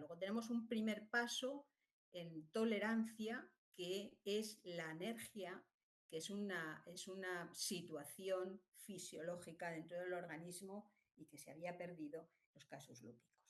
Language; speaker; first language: Spanish; native; Spanish